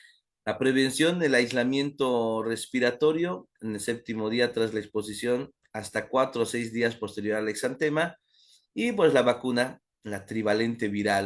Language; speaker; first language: Spanish; native; Spanish